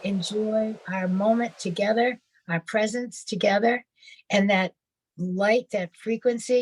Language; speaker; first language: English; native; English